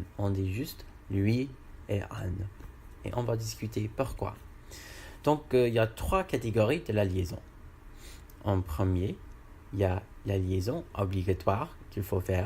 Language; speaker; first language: French; non-native, learner; English